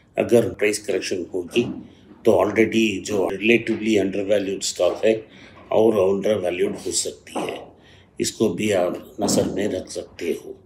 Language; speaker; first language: Hindi; non-native, local second language; Tamil